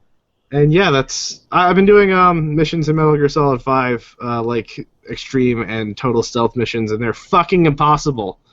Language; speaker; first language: English; native; English